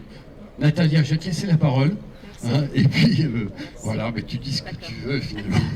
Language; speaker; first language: French; native; French